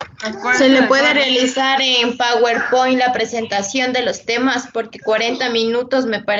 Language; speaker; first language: Spanish; native; Spanish